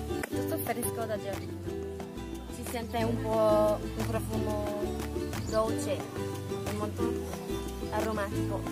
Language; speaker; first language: Italian; non-native, fluent; Thai